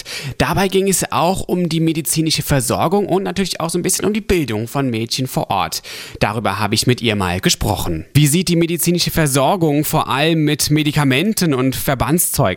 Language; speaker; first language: German; native; German